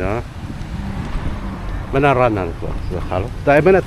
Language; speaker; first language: Finnish; non-native, learner; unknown